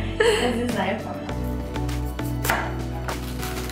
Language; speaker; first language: German; non-native, learner; Japanese